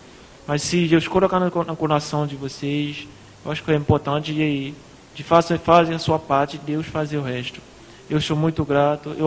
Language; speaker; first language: Portuguese; non-native, fluent; Haitian Creole